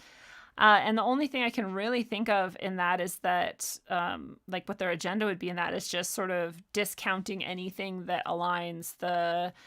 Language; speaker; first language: English; native; English